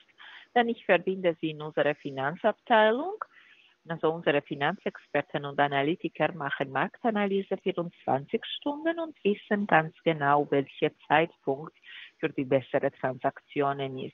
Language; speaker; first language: German; non-native, learner; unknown